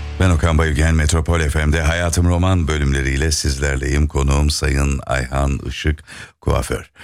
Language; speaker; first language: Turkish; native; Turkish